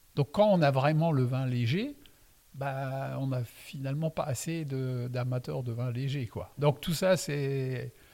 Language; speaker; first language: French; non-native, local second language; Swiss German